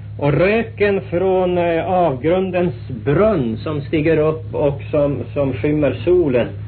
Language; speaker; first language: Swedish; native; Swedish